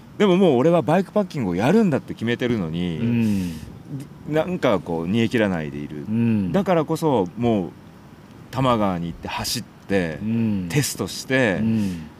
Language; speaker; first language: Japanese; native; Japanese